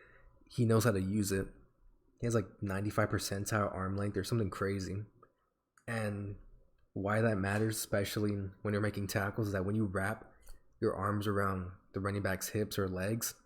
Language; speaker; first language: English; native; English